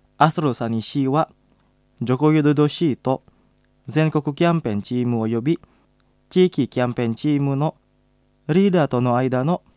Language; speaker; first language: Japanese; non-native, fluent; Indonesian